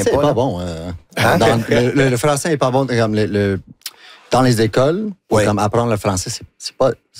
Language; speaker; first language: French; non-native, local second language; English